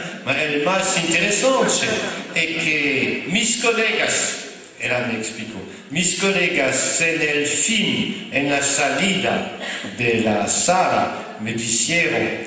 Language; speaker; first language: Spanish; non-native, fluent; French